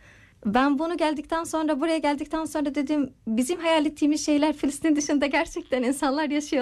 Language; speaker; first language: Turkish; non-native, learner; Arabic